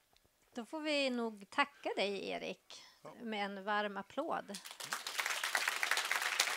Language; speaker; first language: Swedish; native; Swedish